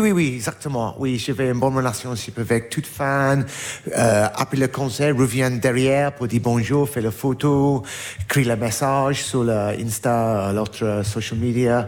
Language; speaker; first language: French; non-native, learner; English